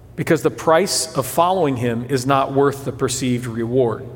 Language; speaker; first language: English; early bilingual, other home language; Portuguese